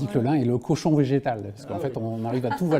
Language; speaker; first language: French; native; French